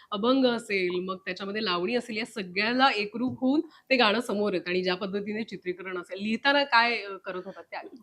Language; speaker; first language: Marathi; native; Marathi